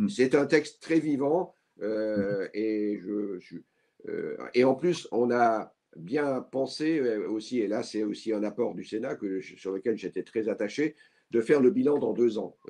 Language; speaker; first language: French; native; French